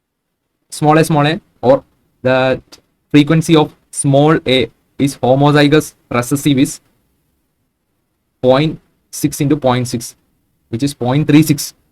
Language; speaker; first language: English; non-native, local second language; Malayalam